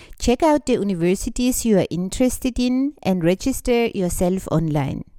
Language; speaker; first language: English; non-native, fluent; German